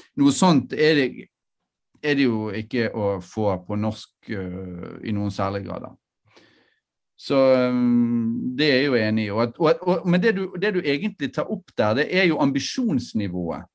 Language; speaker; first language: Norwegian; native; Norwegian